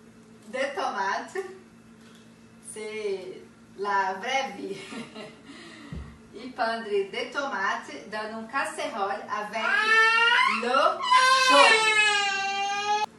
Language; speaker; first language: French; non-native, learner; Portuguese